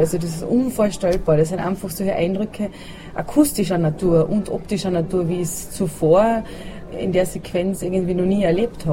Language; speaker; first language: German; native; German